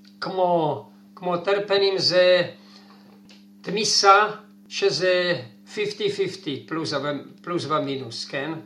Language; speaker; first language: Hebrew; non-native, fluent; Czech